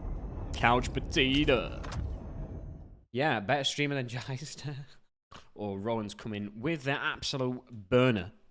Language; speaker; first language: English; native; English